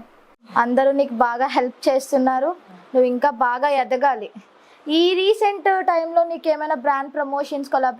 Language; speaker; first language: Telugu; native; Telugu